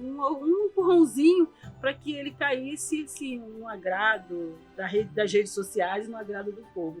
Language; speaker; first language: Portuguese; native; Portuguese